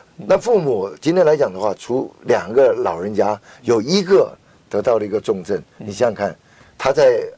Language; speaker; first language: Chinese; native; Chinese